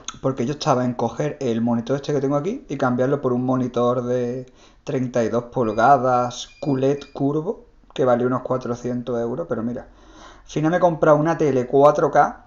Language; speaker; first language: Spanish; native; Spanish